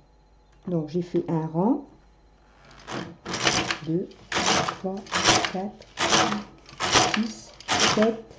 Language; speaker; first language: French; native; French